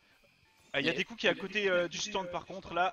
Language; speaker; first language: French; native; French